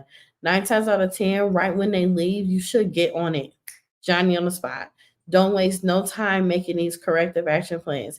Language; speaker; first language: English; native; English